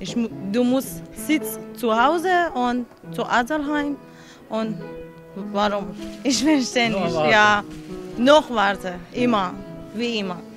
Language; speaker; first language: German; non-native, learner; Persian